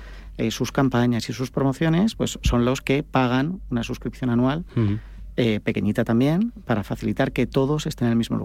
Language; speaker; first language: Spanish; native; Spanish